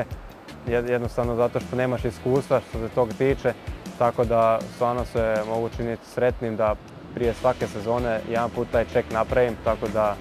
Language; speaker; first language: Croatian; early bilingual, heritage; Croatian